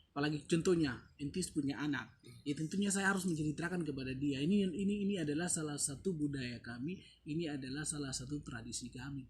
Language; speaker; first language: Indonesian; native; Indonesian